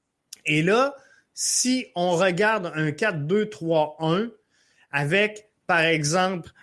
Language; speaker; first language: French; native; French